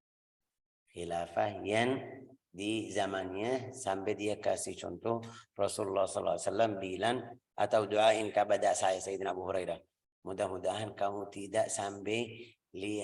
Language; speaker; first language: Indonesian; non-native, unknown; Arabic